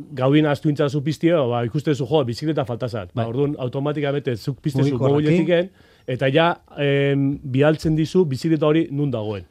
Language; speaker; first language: Basque; native; Basque